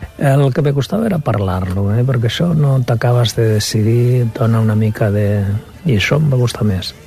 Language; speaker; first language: Catalan; non-native, local second language; Spanish